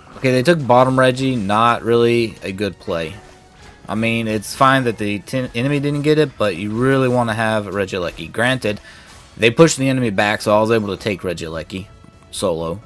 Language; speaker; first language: English; native; English